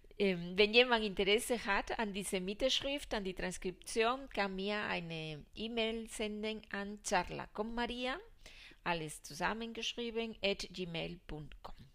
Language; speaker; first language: German; non-native, fluent; Spanish